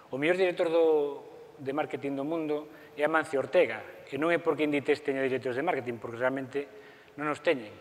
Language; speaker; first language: Galician; native; Galician